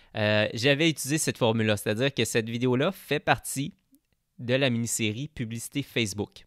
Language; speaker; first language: French; native; French